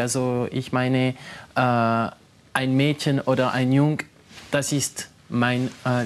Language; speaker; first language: German; non-native, local second language; French